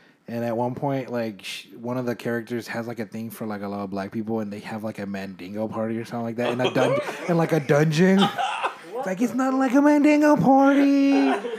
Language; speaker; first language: English; early bilingual, other home language; Spanish